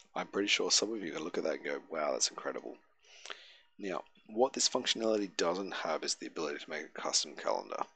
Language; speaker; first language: English; native; English